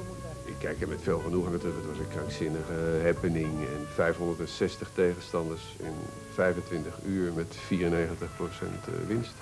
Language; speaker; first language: Dutch; native; Dutch